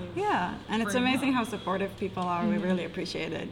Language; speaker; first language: English; non-native, fluent; Hebrew